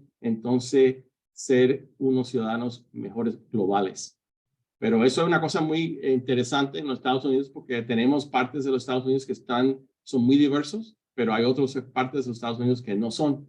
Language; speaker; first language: Spanish; early bilingual, heritage; Spanish